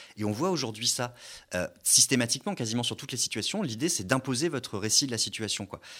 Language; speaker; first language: French; native; French